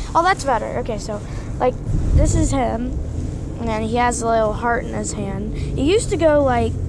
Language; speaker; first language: English; native; English